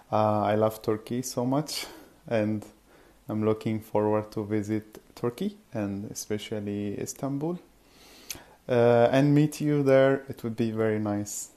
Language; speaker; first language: English; non-native, fluent; Arabic